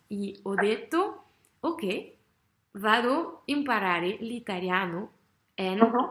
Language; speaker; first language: Italian; non-native, learner; French